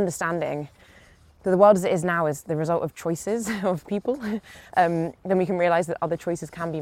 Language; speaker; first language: English; native; English